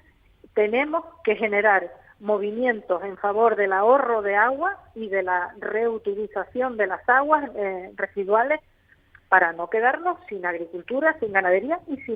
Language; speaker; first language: Spanish; native; Spanish